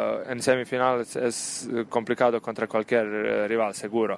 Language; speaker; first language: Spanish; non-native, learner; Serbian